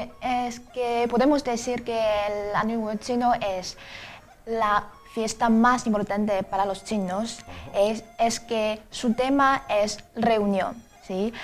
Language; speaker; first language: Spanish; non-native, fluent; Chinese